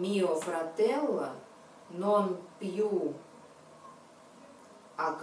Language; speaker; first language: Italian; non-native, learner; Russian